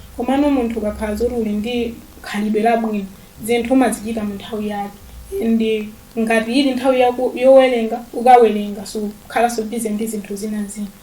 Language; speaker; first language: Nyanja; native; Nyanja